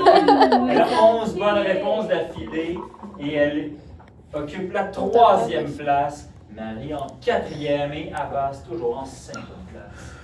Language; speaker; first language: French; native; French